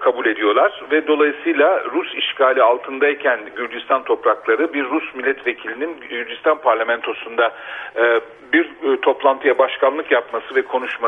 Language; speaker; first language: Turkish; native; Turkish